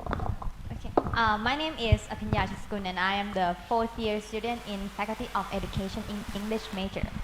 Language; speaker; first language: English; non-native, learner; Thai